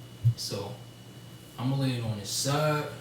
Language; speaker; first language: English; native; English